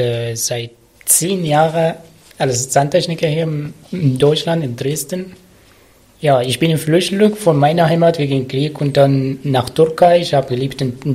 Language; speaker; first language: German; non-native, learner; Arabic